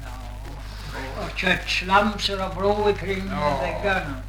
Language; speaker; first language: Swedish; native; Swedish